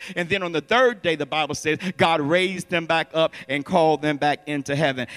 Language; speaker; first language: English; native; English